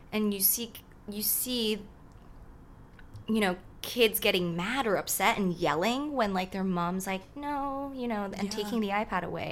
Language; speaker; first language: English; non-native, local second language; Cantonese